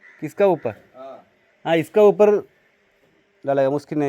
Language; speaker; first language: Hindi; non-native, local second language; Malayalam